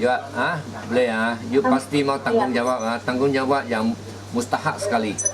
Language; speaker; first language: Malay; native; Malay